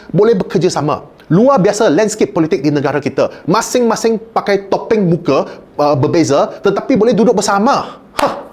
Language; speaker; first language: Malay; non-native, local second language; Chinese